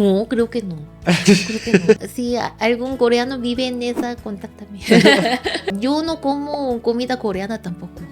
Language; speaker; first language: Spanish; non-native, learner; Korean